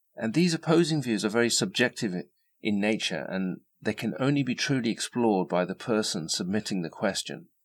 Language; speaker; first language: English; native; English